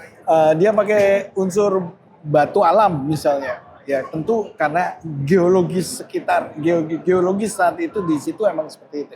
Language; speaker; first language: Indonesian; native; Indonesian